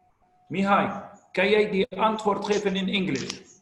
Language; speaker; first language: Dutch; non-native, learner; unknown